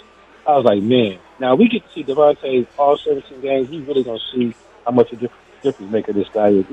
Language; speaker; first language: English; native; English